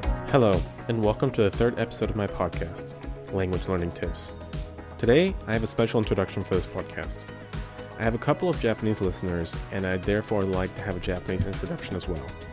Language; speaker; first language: English; native; English